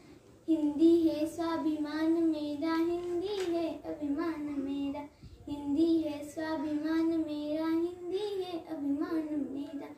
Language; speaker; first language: Hindi; non-native, local second language; Marathi